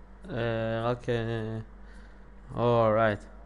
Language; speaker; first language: English; non-native, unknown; Hebrew